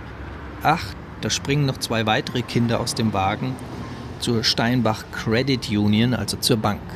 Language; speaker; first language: German; native; German